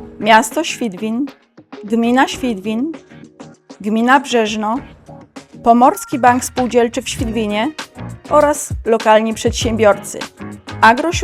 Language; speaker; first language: Polish; native; Polish